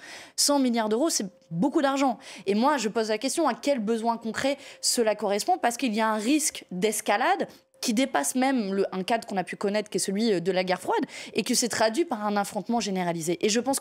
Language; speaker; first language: French; native; French